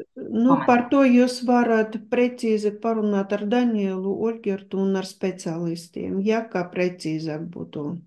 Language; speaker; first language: Latvian; non-native, local second language; Russian